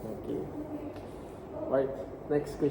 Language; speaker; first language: English; non-native, learner; Indonesian